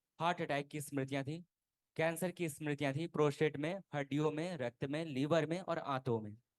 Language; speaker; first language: Hindi; native; Hindi